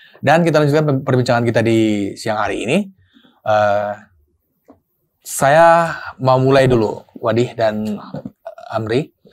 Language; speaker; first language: Indonesian; native; Indonesian